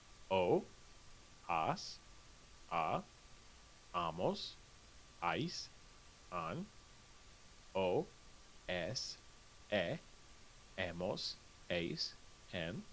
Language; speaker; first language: Spanish; non-native, fluent; English